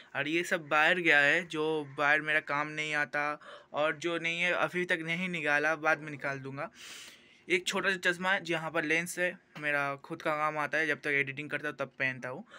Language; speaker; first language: Hindi; non-native, local second language; Bangla